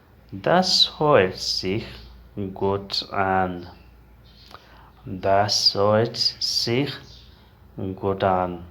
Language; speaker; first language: German; non-native, learner; Urdu